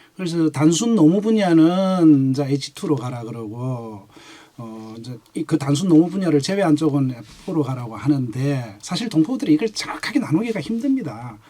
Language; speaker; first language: Korean; native; Korean